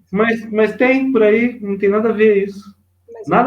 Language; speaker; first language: Portuguese; native; Portuguese